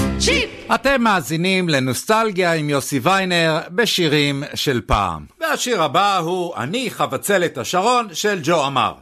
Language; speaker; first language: Hebrew; native; Hebrew